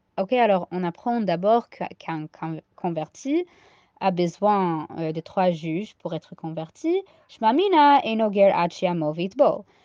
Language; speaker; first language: French; non-native, fluent; English